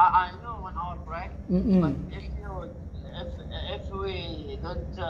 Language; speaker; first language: English; non-native, learner; Arabic